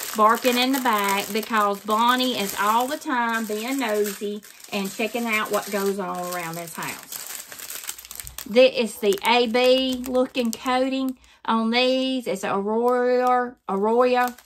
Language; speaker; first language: English; native; English